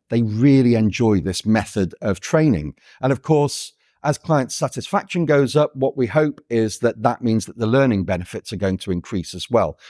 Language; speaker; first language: English; native; English